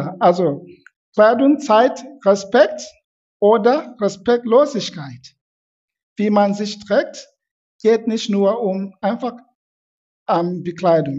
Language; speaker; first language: German; non-native, fluent; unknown